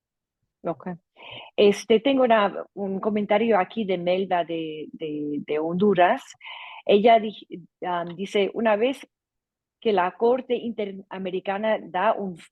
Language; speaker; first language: Spanish; non-native, fluent; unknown